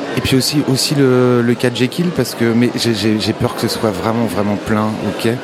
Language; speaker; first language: French; native; French